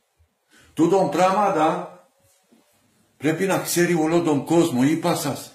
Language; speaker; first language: Greek; non-native, learner; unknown